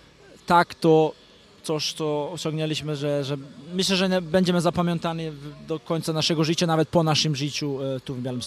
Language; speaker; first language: Polish; non-native, fluent; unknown